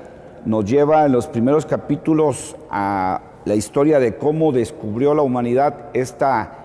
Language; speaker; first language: Spanish; native; Spanish